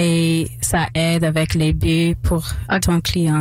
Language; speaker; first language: French; non-native, local second language; English